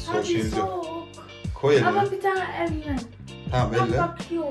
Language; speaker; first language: Turkish; early bilingual, heritage; Turkish